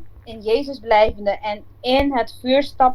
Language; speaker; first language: Dutch; non-native, local second language; Papiamento